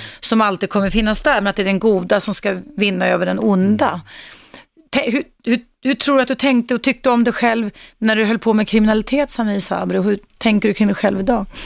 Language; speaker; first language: Swedish; native; Swedish